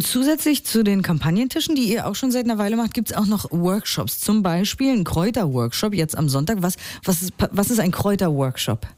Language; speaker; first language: German; native; German